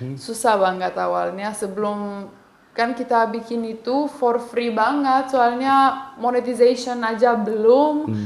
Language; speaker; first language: Indonesian; non-native, fluent; Romanian